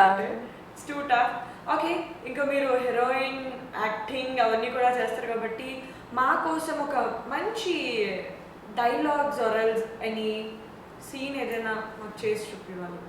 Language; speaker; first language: Telugu; native; Telugu